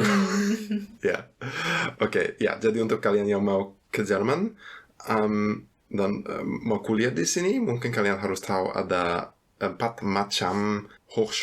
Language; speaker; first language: Indonesian; non-native, fluent; German